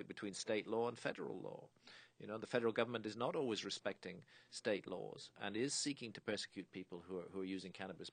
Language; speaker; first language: English; native; English